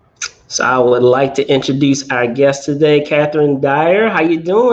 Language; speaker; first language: English; native; English